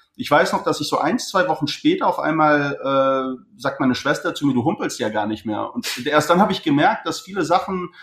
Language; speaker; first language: German; native; German